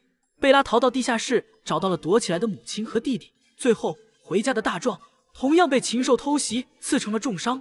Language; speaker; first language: Chinese; native; Chinese